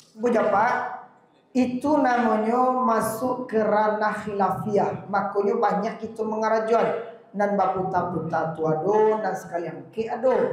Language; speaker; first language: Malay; non-native, local second language; Minangkabau